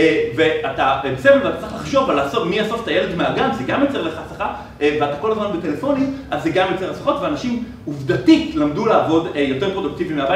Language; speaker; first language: Hebrew; native; Hebrew